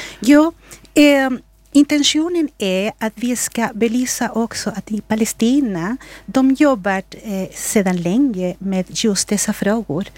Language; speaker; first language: Swedish; non-native, fluent; Spanish